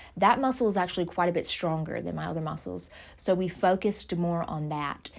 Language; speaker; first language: English; native; English